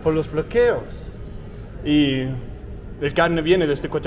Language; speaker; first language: Spanish; non-native, learner; Danish